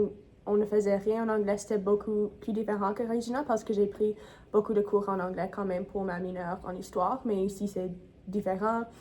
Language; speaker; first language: French; non-native, local second language; English